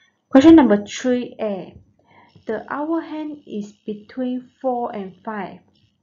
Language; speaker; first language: English; non-native, local second language; Malay